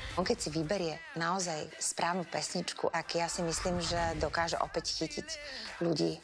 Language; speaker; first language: Czech; non-native, fluent; Bulgarian